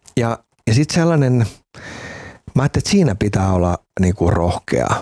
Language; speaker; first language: Finnish; native; Finnish